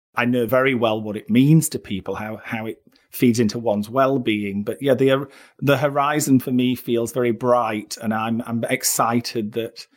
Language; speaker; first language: English; native; English